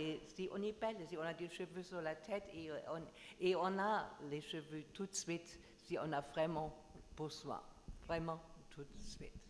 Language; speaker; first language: French; non-native, learner; German